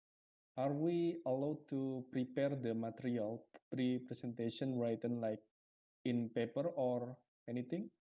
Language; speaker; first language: English; non-native, fluent; Indonesian